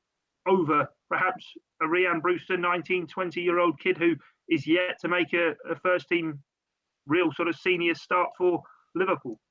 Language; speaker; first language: English; native; English